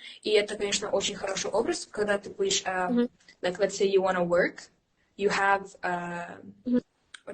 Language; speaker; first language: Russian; early bilingual, heritage; English